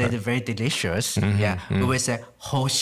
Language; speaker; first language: English; non-native, fluent; Chinese